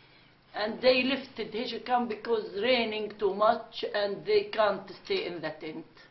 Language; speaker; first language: English; non-native, learner; Arabic